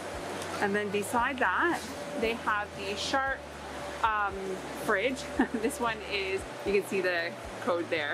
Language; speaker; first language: English; native; English